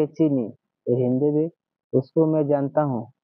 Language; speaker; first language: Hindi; non-native, learner; Bangla